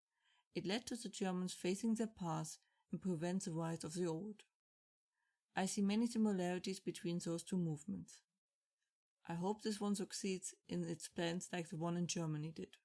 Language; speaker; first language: English; non-native, fluent; German